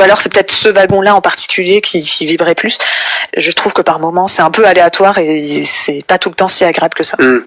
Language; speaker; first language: French; native; French